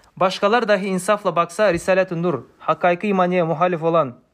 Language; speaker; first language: Turkish; non-native, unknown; Kazakh